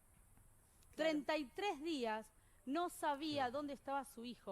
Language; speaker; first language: Spanish; native; Spanish